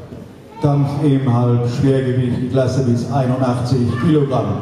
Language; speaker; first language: German; native; German